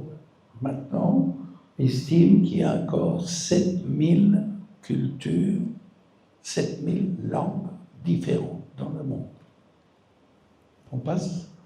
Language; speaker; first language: French; non-native, fluent; Spanish